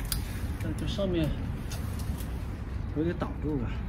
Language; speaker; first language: Chinese; native; Chinese